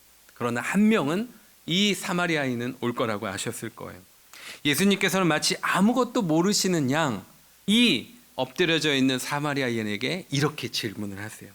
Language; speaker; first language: Korean; native; Korean